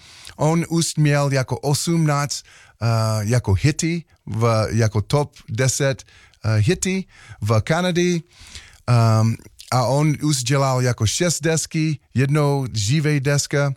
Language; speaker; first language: Czech; non-native, learner; English